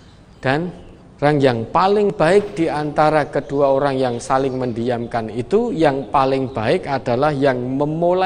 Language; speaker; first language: Indonesian; non-native, local second language; Javanese